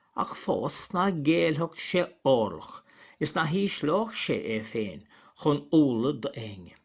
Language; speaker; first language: Irish; native; Irish